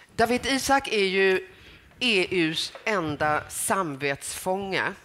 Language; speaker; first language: Swedish; native; Swedish